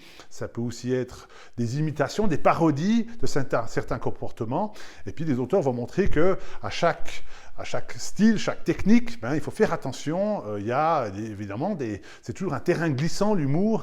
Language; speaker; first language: French; native; French